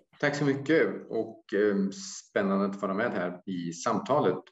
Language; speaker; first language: Swedish; native; Swedish